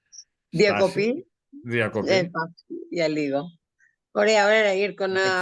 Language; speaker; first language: Greek; native; Greek